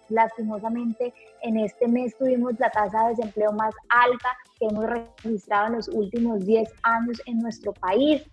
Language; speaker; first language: Spanish; native; Spanish